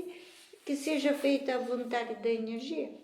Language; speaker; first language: Portuguese; non-native, fluent; Bulgarian